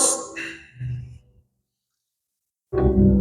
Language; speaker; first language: Spanish; native; Spanish